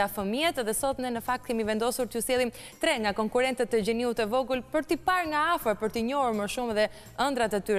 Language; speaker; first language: Albanian; native; Albanian